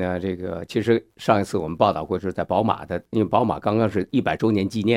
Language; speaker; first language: Chinese; native; Chinese